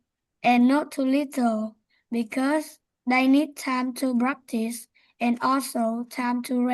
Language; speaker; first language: English; non-native, learner; Vietnamese